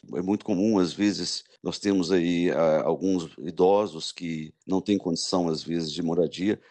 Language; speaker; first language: Portuguese; native; Portuguese